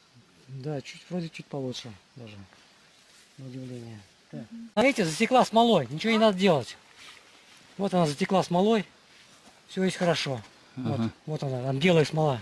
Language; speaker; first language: Russian; native; Russian